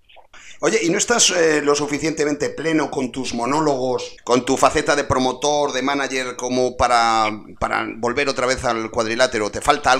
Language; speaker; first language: Spanish; native; Spanish